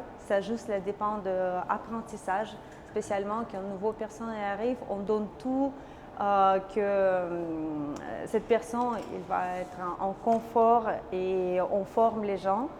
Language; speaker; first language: French; non-native, learner; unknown